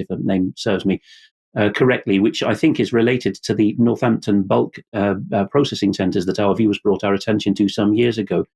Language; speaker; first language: English; non-native, fluent; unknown